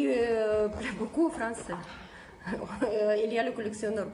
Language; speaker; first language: French; non-native, fluent; Russian